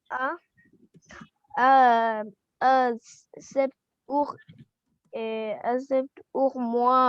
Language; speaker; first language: French; non-native, learner; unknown